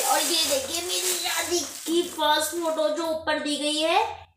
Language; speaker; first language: Hindi; native; Hindi